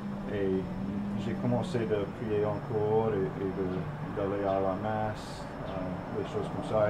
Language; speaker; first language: French; non-native, fluent; English